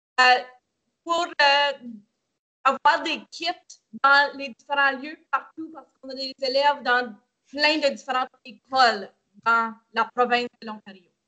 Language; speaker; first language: French; native; French